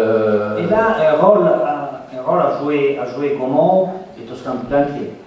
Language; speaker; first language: French; non-native, fluent; Italian